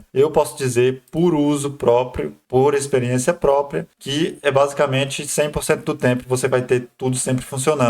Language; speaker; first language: Portuguese; native; Portuguese